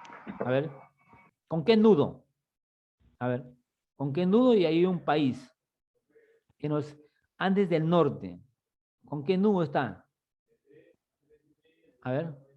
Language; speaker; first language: Spanish; native; Spanish